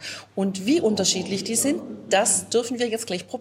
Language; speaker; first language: German; native; German